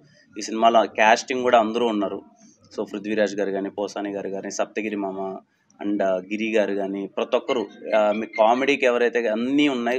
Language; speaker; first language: Telugu; native; Telugu